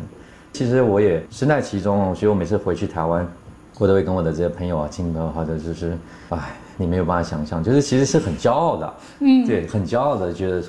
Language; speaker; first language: Chinese; native; Chinese